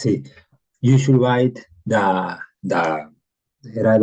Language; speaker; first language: English; non-native, learner; Spanish